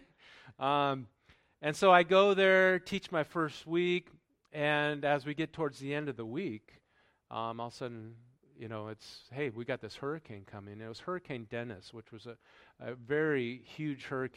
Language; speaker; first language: English; native; English